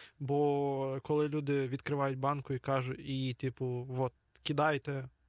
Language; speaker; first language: Ukrainian; native; Ukrainian